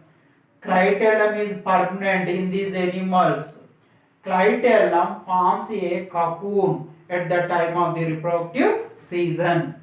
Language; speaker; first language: English; non-native, local second language; Telugu